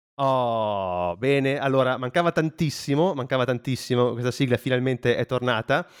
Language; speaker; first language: Italian; native; Italian